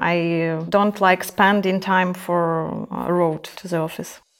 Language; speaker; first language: English; non-native, learner; Russian